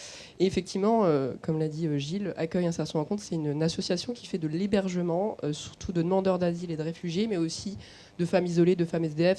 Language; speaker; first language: French; native; French